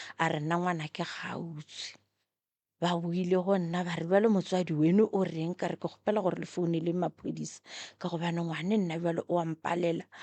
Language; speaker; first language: Northern Sotho; non-native, local second language; Tsonga